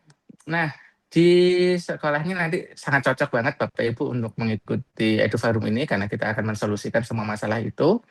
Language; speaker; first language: Indonesian; native; Indonesian